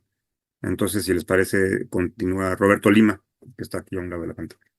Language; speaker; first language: Spanish; native; Spanish